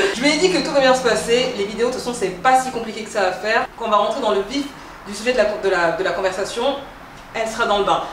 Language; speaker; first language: French; native; French